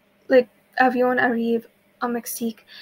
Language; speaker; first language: French; non-native, learner; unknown